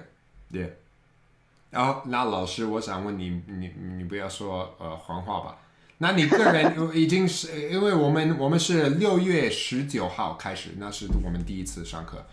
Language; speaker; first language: Chinese; non-native, fluent; English